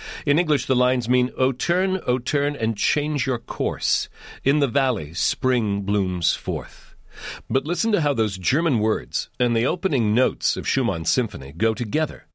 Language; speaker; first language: English; native; English